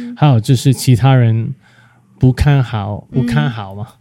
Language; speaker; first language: Chinese; non-native, fluent; Cantonese